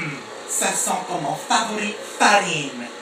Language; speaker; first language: French; non-native, learner; English